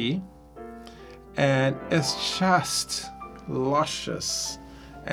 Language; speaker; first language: English; non-native, local second language; Ewe